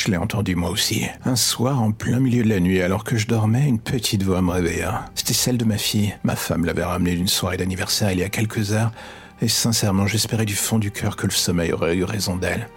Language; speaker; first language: French; native; French